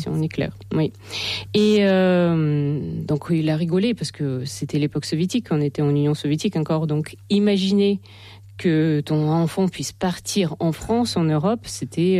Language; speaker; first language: French; non-native, fluent; Russian